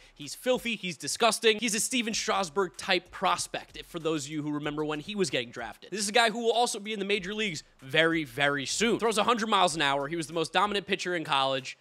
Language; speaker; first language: English; native; English